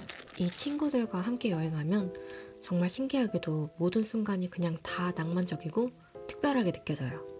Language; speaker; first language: Korean; native; Korean